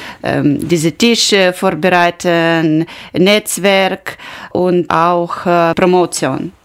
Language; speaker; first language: German; non-native, learner; Ukrainian